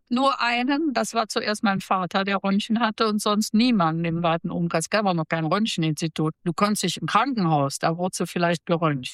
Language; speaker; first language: German; native; German